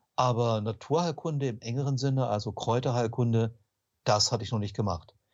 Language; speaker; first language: German; native; German